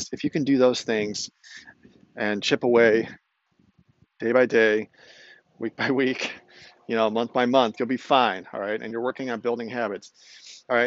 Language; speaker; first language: English; native; English